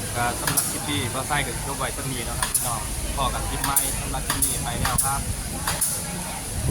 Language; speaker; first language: Thai; native; Thai